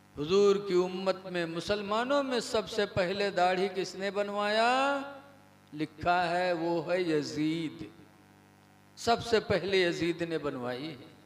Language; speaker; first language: Hindi; native; Hindi